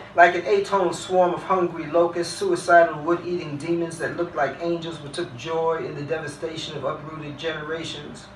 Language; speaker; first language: English; early bilingual, other home language; Spanish